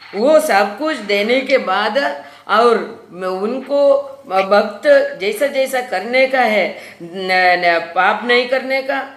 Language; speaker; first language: Hindi; non-native, local second language; Malayalam